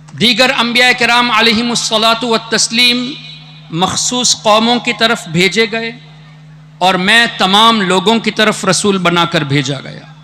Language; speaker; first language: Urdu; non-native, fluent; Memoni